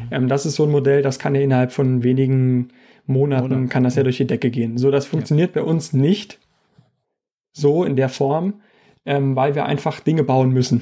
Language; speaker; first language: German; native; German